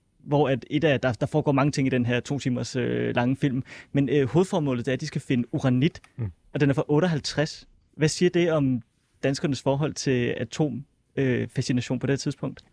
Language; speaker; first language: Danish; native; Danish